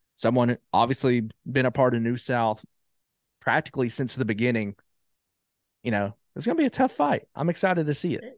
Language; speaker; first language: English; native; English